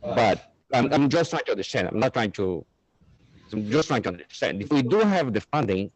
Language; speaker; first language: English; non-native, fluent; Portuguese